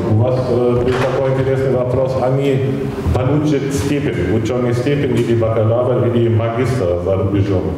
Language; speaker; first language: Russian; non-native, fluent; German